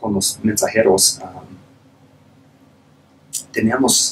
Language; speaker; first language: Spanish; non-native, fluent; English